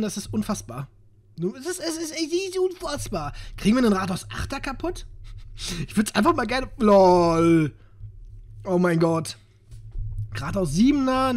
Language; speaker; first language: German; native; German